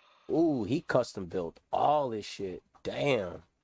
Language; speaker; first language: English; native; English